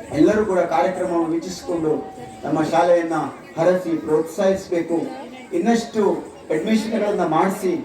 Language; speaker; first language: Kannada; native; Kannada